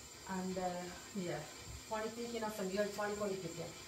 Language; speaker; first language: English; early bilingual, other home language; Punjabi